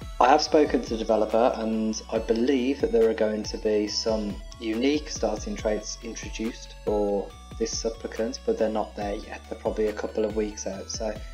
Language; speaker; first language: English; native; English